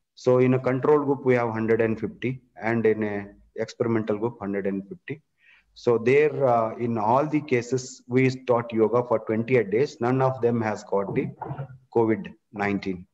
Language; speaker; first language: English; non-native, local second language; Kannada